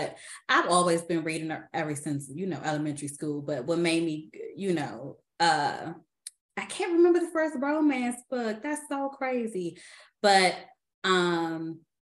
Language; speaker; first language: English; native; English